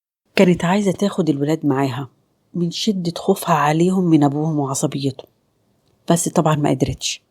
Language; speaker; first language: Arabic; native; Arabic